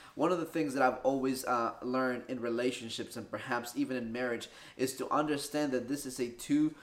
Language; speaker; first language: English; early bilingual, other home language; Spanish